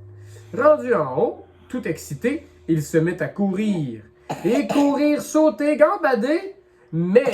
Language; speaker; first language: French; native; French